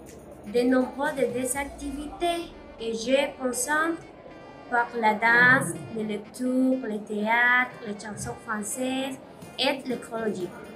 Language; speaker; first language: French; non-native, learner; Spanish